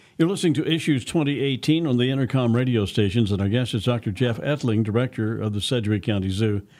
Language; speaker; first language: English; native; English